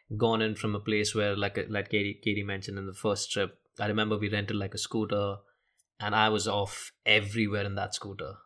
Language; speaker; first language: English; non-native, local second language; Hindi